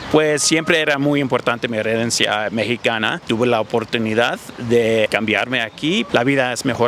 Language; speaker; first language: Spanish; early bilingual, heritage; English